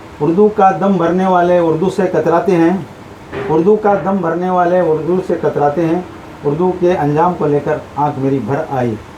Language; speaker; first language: Urdu; non-native, local second language; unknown